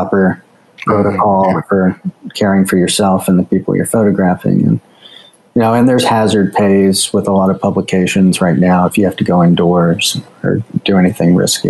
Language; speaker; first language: English; native; English